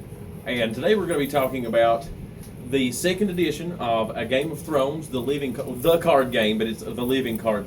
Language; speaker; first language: English; native; English